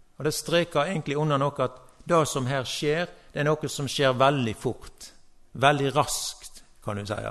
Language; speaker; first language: Norwegian; native; Norwegian